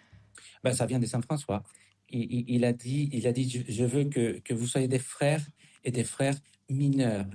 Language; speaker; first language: French; non-native, fluent; Spanish